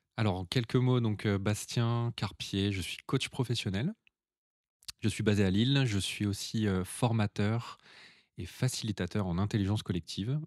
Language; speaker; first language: French; native; French